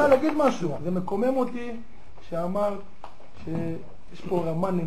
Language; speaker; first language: Hebrew; native; Hebrew